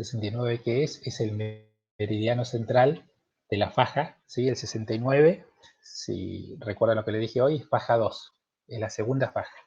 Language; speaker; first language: Spanish; native; Spanish